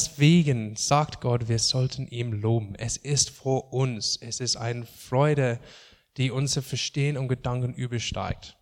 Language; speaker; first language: German; non-native, fluent; English